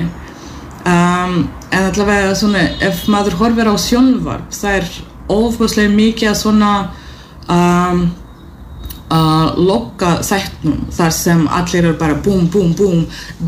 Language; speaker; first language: Icelandic; non-native, fluent; Russian